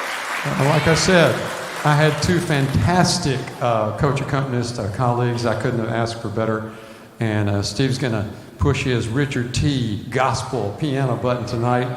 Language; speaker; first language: English; native; English